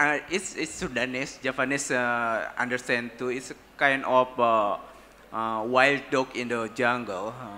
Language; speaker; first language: English; non-native, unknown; Sundanese